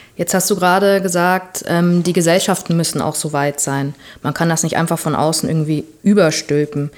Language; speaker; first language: German; native; German